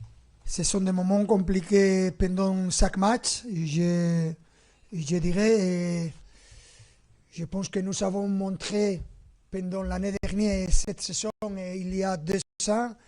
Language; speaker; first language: French; non-native, fluent; Spanish